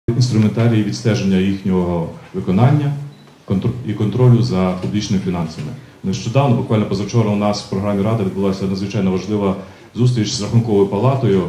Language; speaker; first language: Ukrainian; native; Ukrainian